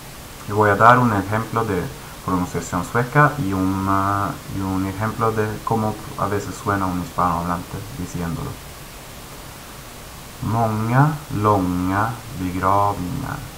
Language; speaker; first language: Spanish; non-native, fluent; Swedish